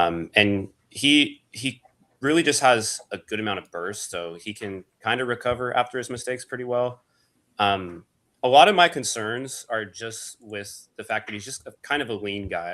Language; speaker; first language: English; native; English